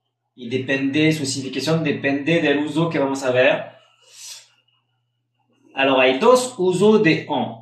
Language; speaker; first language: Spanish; non-native, fluent; French